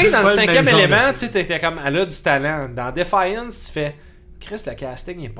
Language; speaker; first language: French; native; French